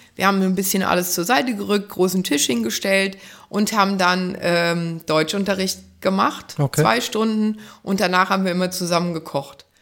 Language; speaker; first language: German; native; German